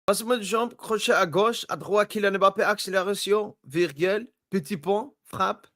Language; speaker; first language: French; non-native, learner; English